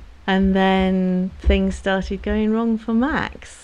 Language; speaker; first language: English; native; English